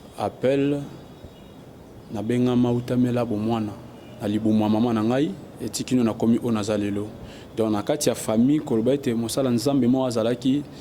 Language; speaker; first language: Lingala; native; Lingala